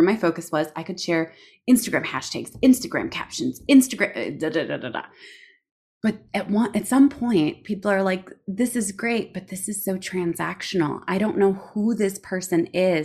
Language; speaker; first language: English; native; English